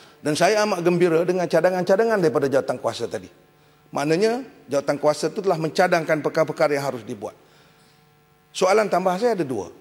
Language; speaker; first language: Malay; native; Malay